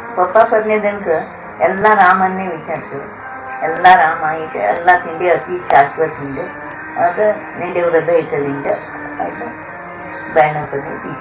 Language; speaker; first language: Malayalam; non-native, local second language; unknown